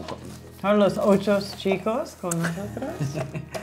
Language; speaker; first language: Spanish; non-native, learner; English